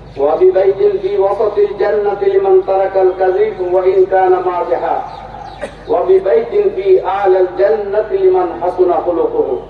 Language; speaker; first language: Arabic; non-native, fluent; Bangla